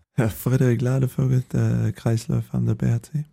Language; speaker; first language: German; non-native, fluent; Danish